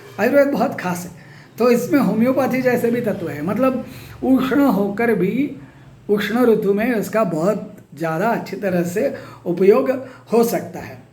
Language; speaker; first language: Hindi; non-native, local second language; Marathi